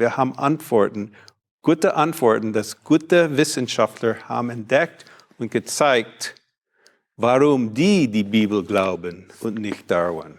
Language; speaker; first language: German; non-native, fluent; English